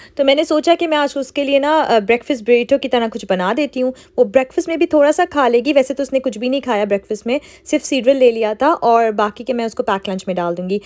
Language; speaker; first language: Urdu; native; Urdu